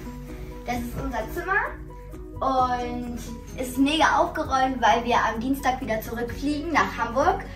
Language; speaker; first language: German; non-native, fluent; Macedonian